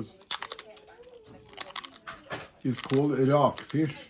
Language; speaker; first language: English; non-native, fluent; Norwegian